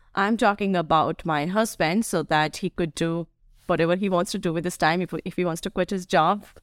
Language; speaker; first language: English; non-native, local second language; Hindi